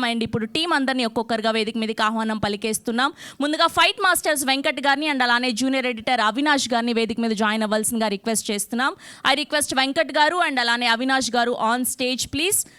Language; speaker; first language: Telugu; native; Telugu